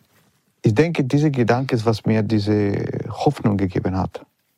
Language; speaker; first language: German; non-native, learner; Italian